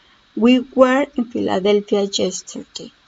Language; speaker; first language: English; non-native, learner; Spanish